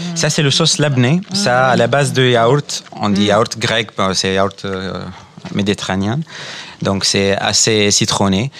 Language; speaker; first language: French; non-native, fluent; Arabic